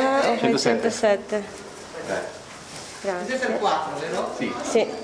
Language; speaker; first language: Italian; non-native, learner; Filipino